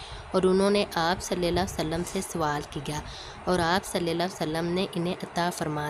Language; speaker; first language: Urdu; native; Urdu